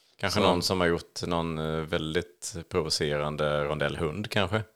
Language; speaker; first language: Swedish; native; Swedish